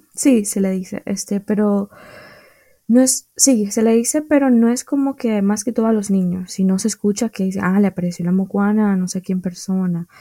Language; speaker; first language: Spanish; native; Spanish